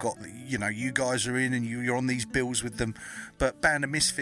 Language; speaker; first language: English; native; English